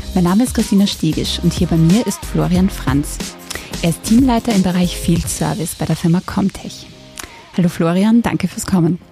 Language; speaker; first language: German; native; German